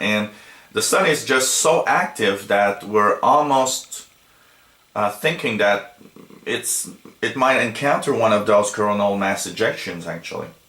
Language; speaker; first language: English; non-native, local second language; French